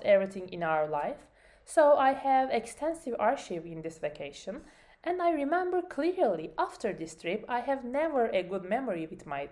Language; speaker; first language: English; non-native, learner; Turkish